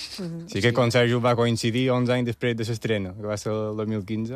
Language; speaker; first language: Catalan; native; Catalan